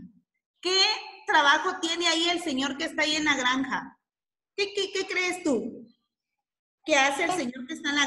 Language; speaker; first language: Spanish; native; Spanish